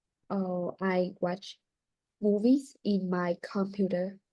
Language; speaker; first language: English; non-native, learner; Vietnamese